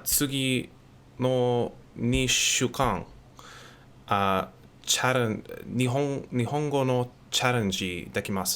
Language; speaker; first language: Japanese; non-native, learner; English